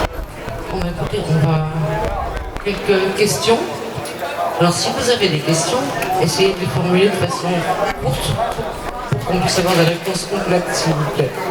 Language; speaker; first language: French; native; French